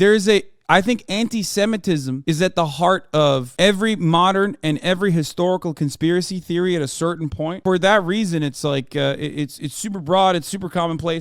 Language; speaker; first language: English; native; English